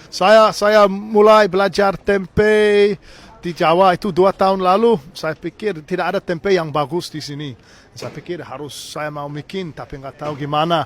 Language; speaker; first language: Indonesian; non-native, fluent; English